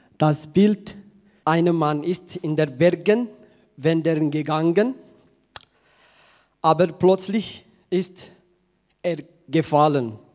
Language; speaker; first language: German; non-native, learner; Tigrinya